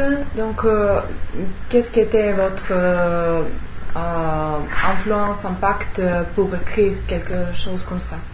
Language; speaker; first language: French; non-native, learner; Serbian